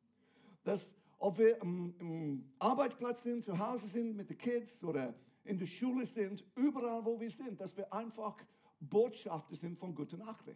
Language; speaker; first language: German; non-native, fluent; English